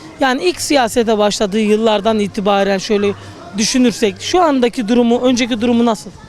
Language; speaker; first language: Turkish; native; Turkish